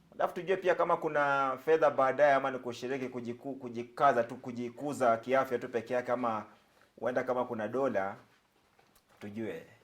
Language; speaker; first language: Swahili; native; Swahili